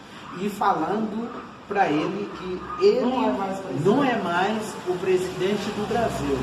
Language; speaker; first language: Portuguese; non-native, fluent; Haitian Creole